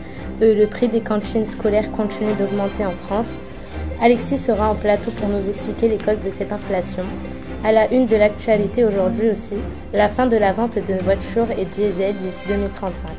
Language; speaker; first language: French; native; French